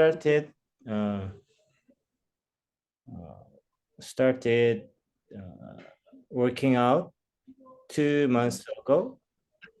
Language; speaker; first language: English; non-native, learner; Korean